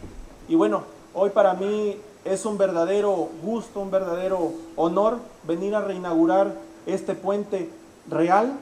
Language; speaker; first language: Spanish; native; Spanish